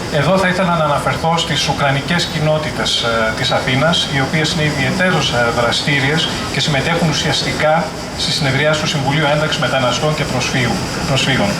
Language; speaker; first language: Greek; native; Greek